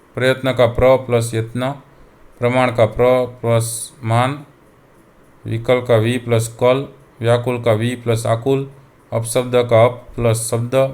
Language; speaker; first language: Hindi; non-native, local second language; Gujarati